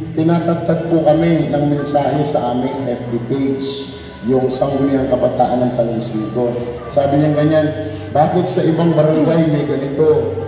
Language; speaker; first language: Filipino; native; Filipino